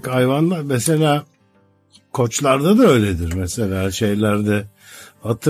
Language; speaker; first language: Turkish; native; Turkish